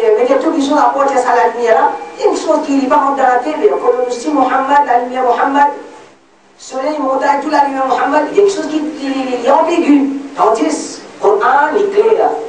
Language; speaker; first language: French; non-native, local second language; Morisyen